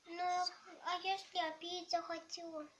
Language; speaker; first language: Russian; native; Russian